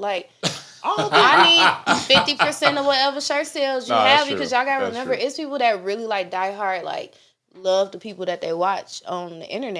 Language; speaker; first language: English; native; English